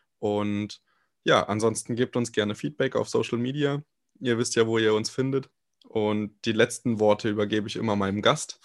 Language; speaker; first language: German; native; German